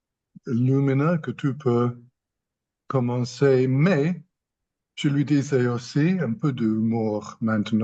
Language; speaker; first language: French; non-native, fluent; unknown